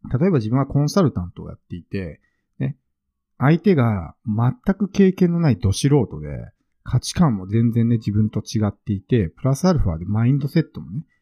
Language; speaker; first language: Japanese; native; Japanese